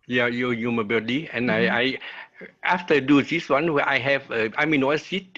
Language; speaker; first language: English; non-native, learner; Vietnamese